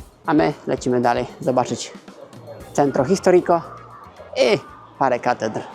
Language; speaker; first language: Polish; native; Polish